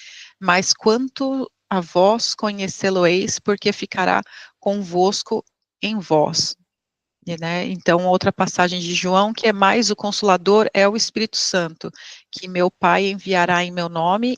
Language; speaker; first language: Portuguese; native; Portuguese